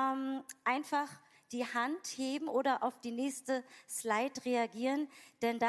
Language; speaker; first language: German; native; German